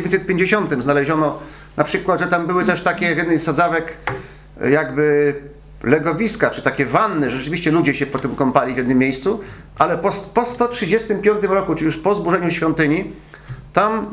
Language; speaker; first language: Polish; native; Polish